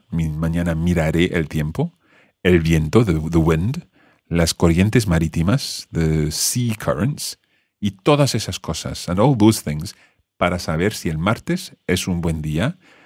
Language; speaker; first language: Spanish; non-native, fluent; English